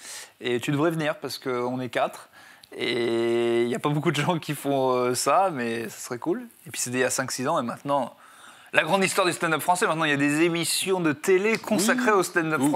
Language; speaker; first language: French; native; French